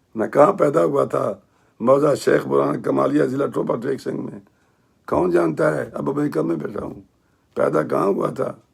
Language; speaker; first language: Urdu; native; Urdu